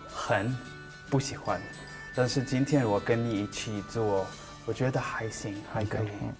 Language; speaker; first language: Chinese; non-native, learner; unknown